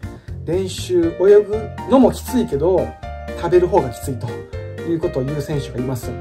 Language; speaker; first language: Japanese; native; Japanese